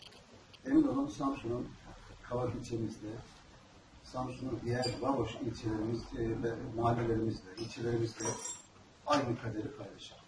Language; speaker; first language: Turkish; native; Turkish